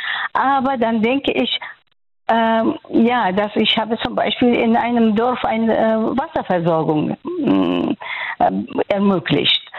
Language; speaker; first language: German; non-native, fluent; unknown